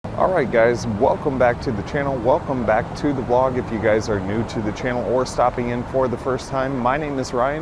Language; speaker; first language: English; native; English